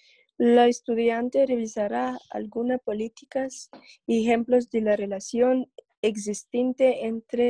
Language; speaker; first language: Spanish; non-native, learner; English